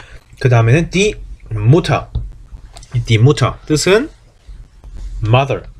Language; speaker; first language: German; non-native, fluent; Korean